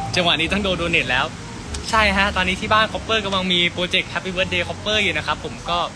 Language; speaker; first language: Thai; native; Thai